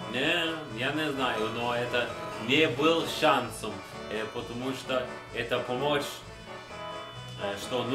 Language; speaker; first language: Russian; non-native, learner; English